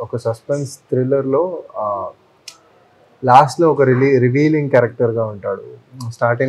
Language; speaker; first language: Telugu; non-native, fluent; Tamil